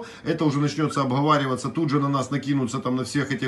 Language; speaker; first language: Russian; native; Russian